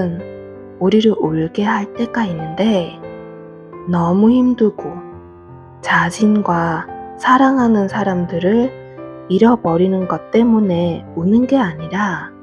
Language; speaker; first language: Korean; non-native, fluent; Vietnamese